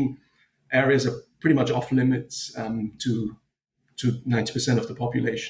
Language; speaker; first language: English; non-native, fluent; German